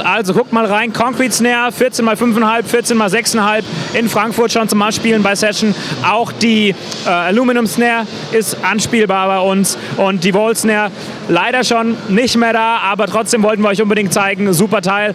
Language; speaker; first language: German; native; German